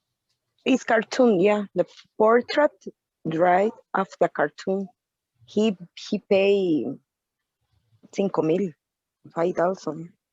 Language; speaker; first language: English; non-native, learner; Spanish